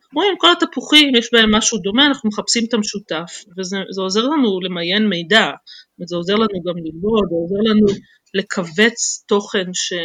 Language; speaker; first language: Hebrew; native; Hebrew